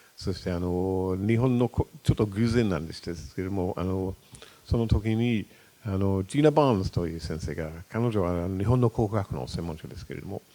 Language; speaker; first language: Japanese; non-native, fluent; English